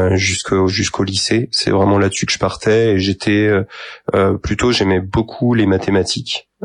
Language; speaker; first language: French; native; French